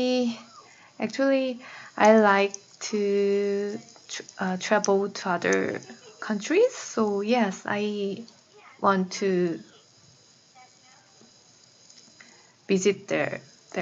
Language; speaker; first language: English; non-native, learner; Korean